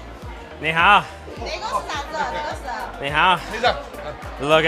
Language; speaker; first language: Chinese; non-native, learner; English